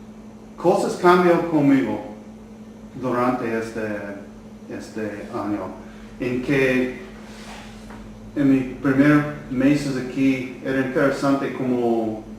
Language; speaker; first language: Spanish; non-native, learner; English